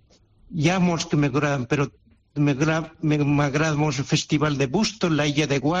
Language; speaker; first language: Catalan; non-native, local second language; Spanish